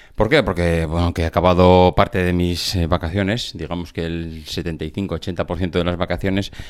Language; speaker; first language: Spanish; native; Spanish